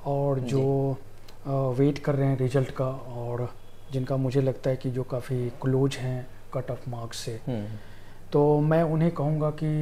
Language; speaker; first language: Hindi; native; Hindi